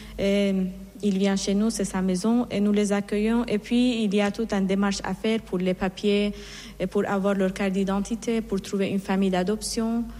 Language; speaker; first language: French; non-native, fluent; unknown